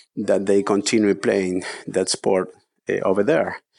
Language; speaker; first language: English; non-native, fluent; Spanish